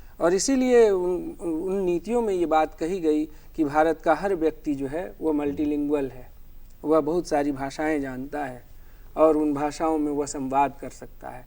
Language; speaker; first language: Hindi; non-native, local second language; Maithili